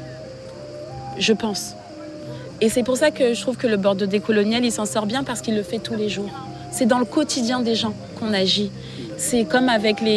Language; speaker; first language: French; native; French